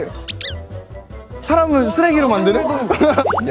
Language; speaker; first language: Korean; non-native, fluent; Thai